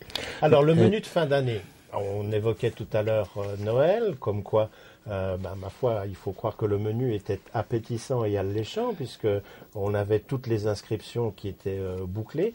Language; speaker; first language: French; native; French